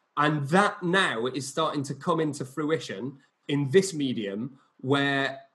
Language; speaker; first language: English; native; English